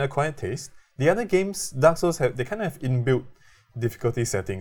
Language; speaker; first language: English; native; English